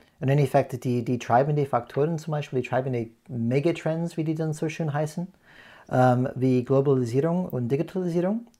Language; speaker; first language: German; non-native, fluent; English